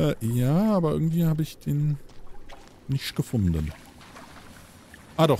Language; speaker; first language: German; native; German